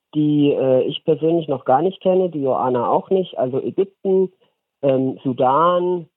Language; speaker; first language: German; native; German